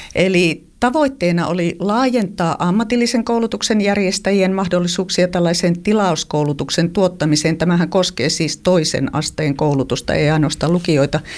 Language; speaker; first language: Finnish; native; Finnish